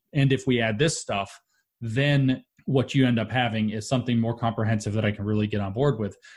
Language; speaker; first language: English; native; English